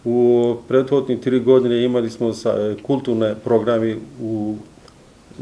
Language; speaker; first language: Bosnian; non-native, learner; Persian